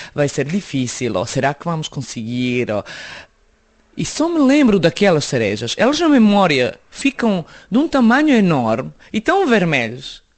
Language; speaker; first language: Portuguese; non-native, fluent; Serbian